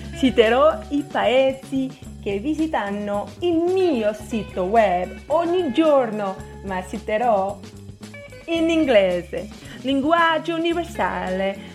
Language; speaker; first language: Italian; non-native, fluent; Portuguese